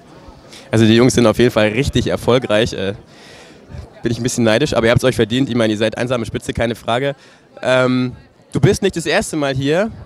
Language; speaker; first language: German; native; German